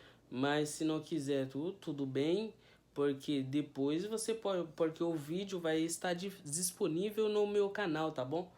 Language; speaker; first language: Portuguese; non-native, fluent; Haitian Creole